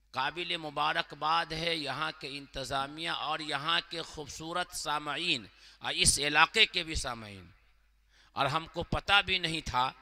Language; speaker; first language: Hindi; native; Hindi